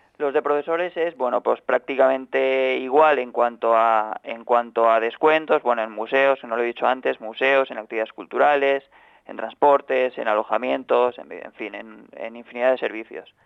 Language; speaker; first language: Spanish; native; Spanish